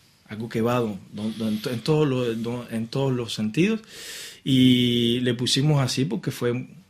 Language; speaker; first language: Spanish; native; Spanish